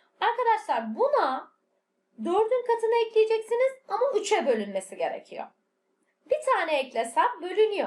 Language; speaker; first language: Turkish; native; Turkish